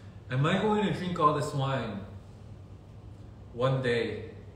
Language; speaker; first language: English; early bilingual, other home language; Korean